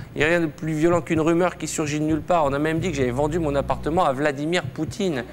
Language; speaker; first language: French; native; French